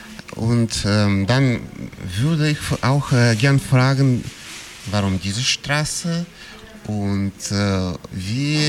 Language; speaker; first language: German; non-native, fluent; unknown